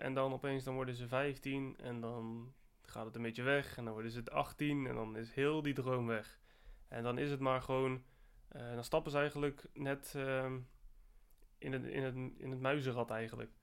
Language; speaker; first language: Dutch; native; Dutch